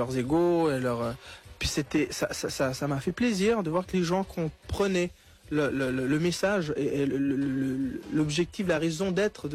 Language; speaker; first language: French; non-native, local second language; Kinyarwanda